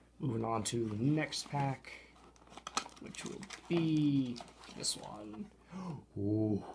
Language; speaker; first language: English; native; English